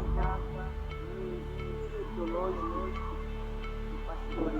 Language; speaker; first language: Portuguese; non-native, local second language; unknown